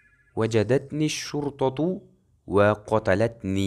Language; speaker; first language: Arabic; non-native, fluent; Kazakh